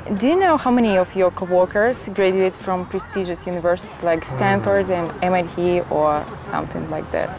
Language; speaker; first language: English; non-native, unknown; Russian